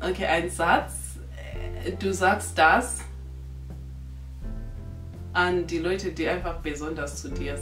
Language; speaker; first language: German; non-native, local second language; North Ndebele